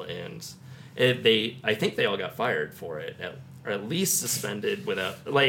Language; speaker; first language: English; native; English